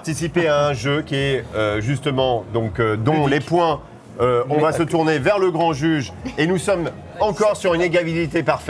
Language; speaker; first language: French; native; French